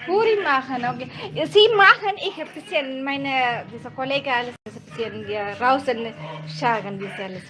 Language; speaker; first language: German; non-native, learner; Tamil